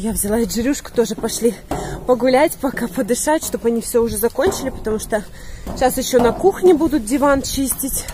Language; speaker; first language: Russian; native; Russian